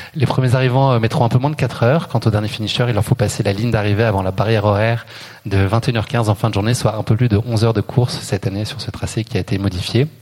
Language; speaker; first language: French; native; French